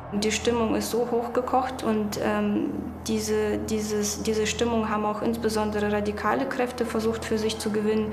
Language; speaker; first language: German; native; German